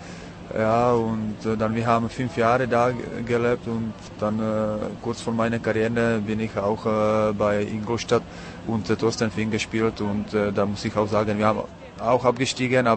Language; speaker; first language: German; non-native, learner; Czech